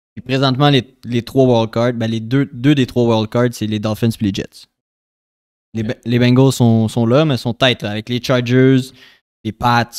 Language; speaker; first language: French; native; French